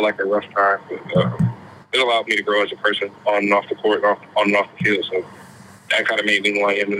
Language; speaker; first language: English; native; English